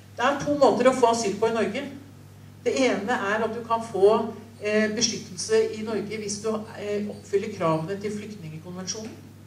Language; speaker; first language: Norwegian; native; Norwegian